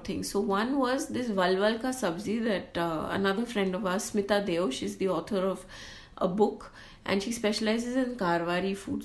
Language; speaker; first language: English; non-native, local second language; Gujarati